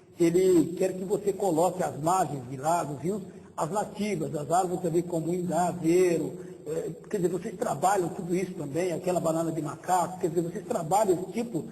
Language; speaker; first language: Portuguese; native; Portuguese